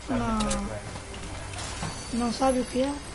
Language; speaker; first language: Portuguese; non-native, fluent; Italian